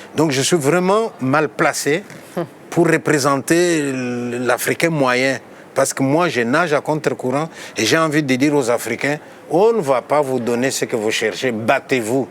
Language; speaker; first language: French; non-native, local second language; Luba-Lulua